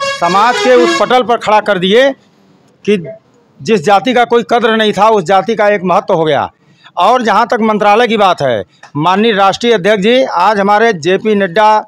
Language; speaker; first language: Hindi; native; Hindi